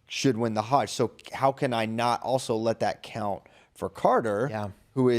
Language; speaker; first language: English; native; English